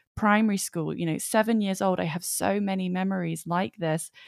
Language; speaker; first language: English; native; English